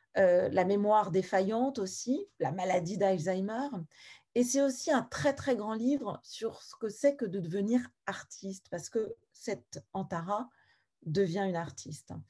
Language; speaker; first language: French; native; French